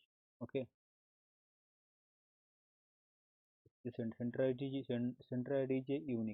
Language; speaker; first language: English; non-native, local second language; Hindi